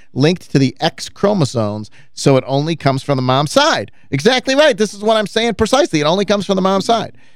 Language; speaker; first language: English; native; English